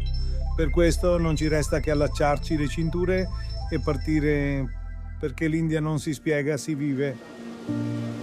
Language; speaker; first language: Italian; non-native, fluent; Punjabi